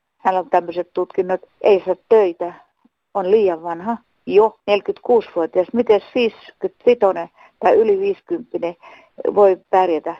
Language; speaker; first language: Finnish; native; Finnish